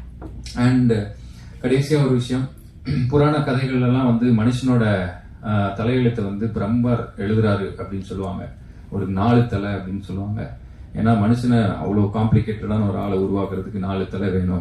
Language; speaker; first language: Tamil; native; Tamil